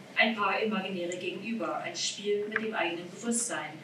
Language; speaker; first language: German; non-native, fluent; English